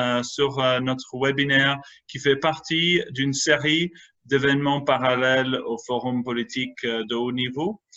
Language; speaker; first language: French; non-native, fluent; English